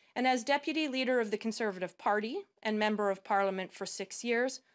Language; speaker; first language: English; native; English